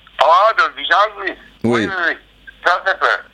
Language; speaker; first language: French; non-native, learner; Dutch